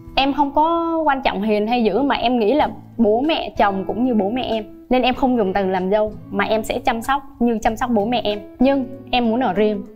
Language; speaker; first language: Vietnamese; native; Vietnamese